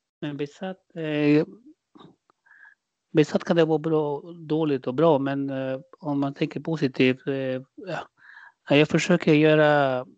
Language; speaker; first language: Swedish; non-native, fluent; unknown